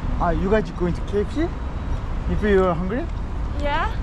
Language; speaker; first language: English; non-native, learner; Korean